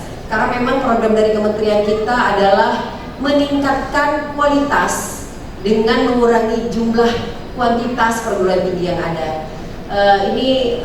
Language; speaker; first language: Indonesian; native; Indonesian